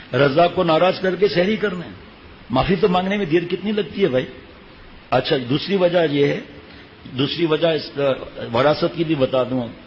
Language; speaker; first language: Urdu; native; Urdu